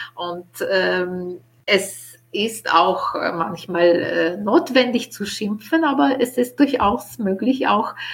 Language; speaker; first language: German; non-native, fluent; Ukrainian